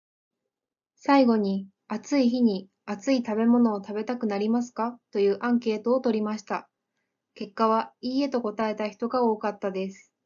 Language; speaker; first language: Japanese; native; Japanese